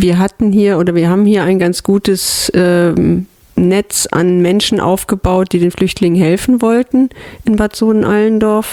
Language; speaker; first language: German; native; German